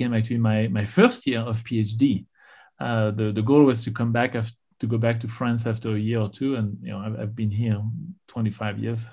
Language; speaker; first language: English; non-native, fluent; French